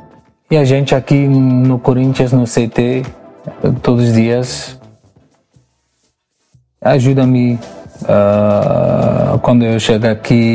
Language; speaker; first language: Portuguese; non-native, fluent; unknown